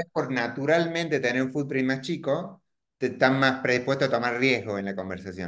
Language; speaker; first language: Spanish; native; Spanish